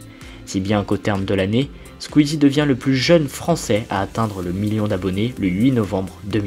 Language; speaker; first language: French; native; French